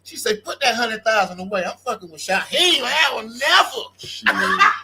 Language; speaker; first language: English; native; English